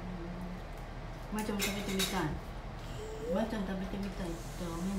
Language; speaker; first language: Japanese; native; Japanese